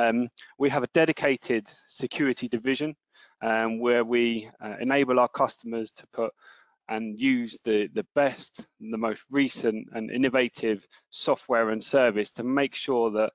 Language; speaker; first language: English; native; English